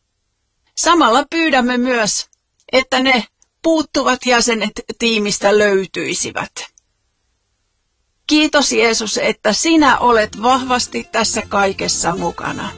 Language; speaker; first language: Finnish; native; Finnish